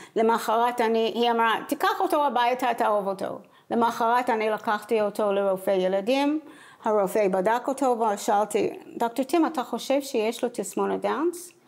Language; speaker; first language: Hebrew; non-native, fluent; English